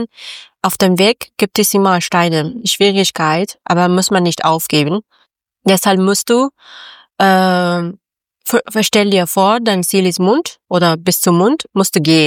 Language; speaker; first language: German; non-native, learner; Persian